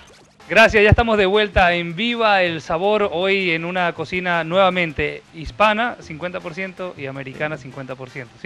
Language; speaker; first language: Spanish; native; Spanish